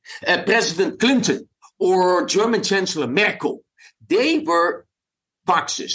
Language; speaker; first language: English; non-native, fluent; Dutch